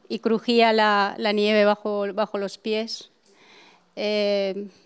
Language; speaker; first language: Spanish; non-native, fluent; Romanian